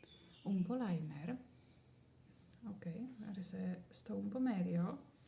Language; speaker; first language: Italian; non-native, learner; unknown